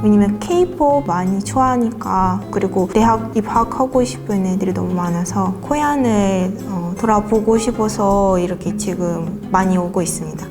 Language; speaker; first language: Korean; non-native, fluent; Russian